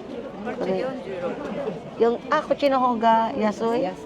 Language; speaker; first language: Japanese; non-native, learner; Filipino